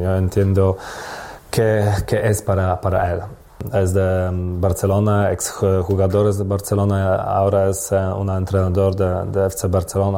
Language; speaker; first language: Spanish; non-native, learner; Polish